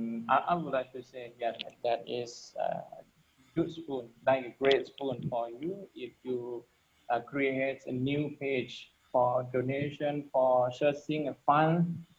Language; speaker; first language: English; non-native, learner; Lao